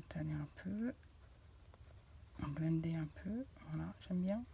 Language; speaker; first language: French; native; French